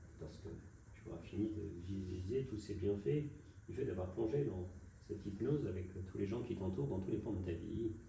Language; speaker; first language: French; native; French